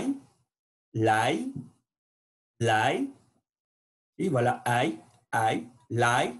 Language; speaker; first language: French; non-native, learner; Spanish